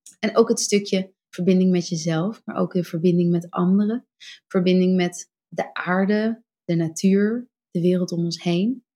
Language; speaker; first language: Dutch; native; Dutch